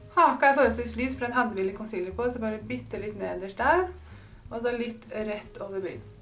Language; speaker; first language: Norwegian; native; Norwegian